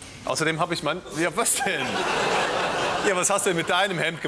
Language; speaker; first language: German; native; German